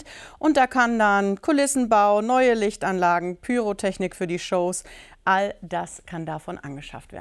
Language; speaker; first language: German; native; German